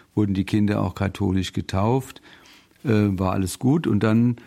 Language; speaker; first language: German; native; German